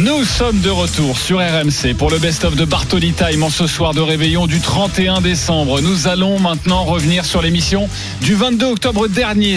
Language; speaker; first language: French; native; French